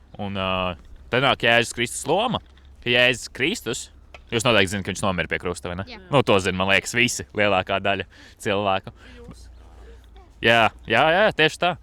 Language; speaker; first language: Latvian; native; Latvian